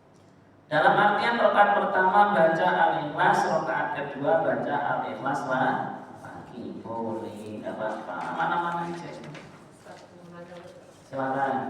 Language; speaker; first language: Indonesian; native; Indonesian